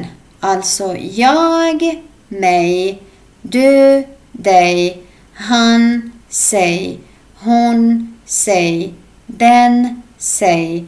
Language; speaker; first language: Swedish; non-native, fluent; Arabic